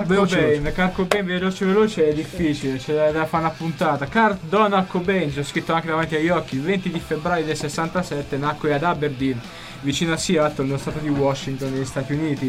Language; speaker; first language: Italian; native; Italian